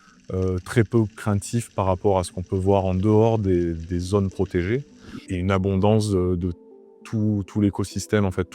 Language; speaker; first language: French; native; French